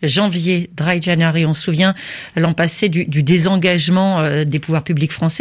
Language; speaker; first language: French; native; French